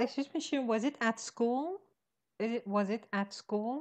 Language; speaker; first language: English; non-native, fluent; Persian